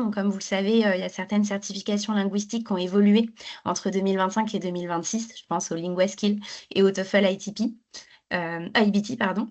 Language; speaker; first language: French; native; French